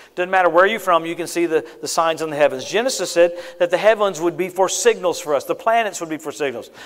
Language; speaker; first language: English; native; English